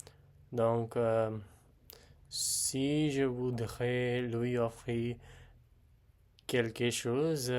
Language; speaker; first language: French; non-native, learner; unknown